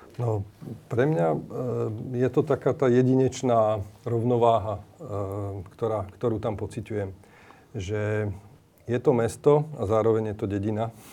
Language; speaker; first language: Slovak; native; Slovak